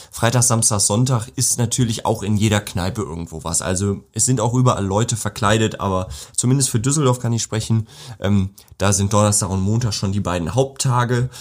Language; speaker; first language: German; native; German